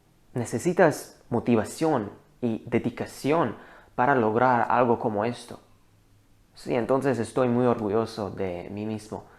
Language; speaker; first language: Spanish; non-native, learner; Hebrew